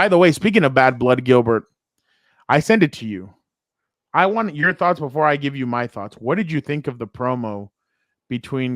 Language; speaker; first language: English; native; English